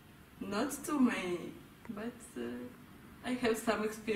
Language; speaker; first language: English; non-native, learner; Russian